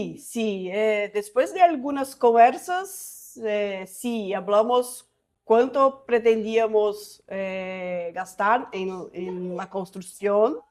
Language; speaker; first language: Spanish; non-native, fluent; Portuguese